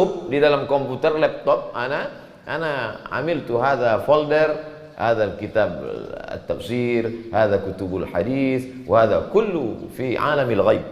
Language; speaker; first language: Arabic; non-native, fluent; Indonesian